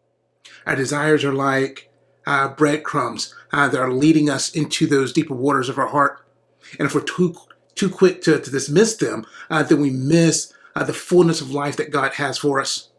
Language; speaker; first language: English; native; English